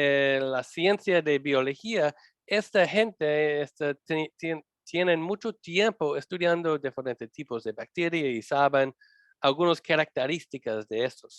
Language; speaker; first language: Spanish; non-native, learner; English